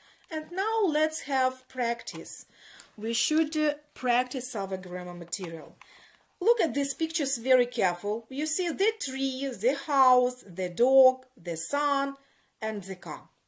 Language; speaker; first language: English; non-native, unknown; Ukrainian